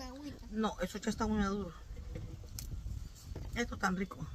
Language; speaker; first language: Spanish; native; Spanish